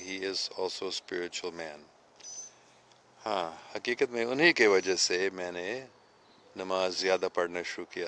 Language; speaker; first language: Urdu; non-native, fluent; English